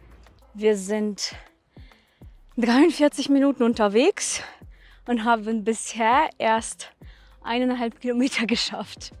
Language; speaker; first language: German; non-native, fluent; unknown